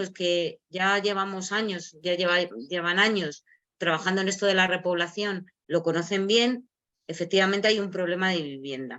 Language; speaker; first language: Spanish; native; Spanish